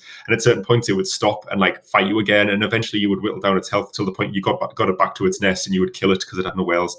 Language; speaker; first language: English; native; English